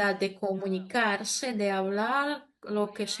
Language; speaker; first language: Spanish; non-native, fluent; Russian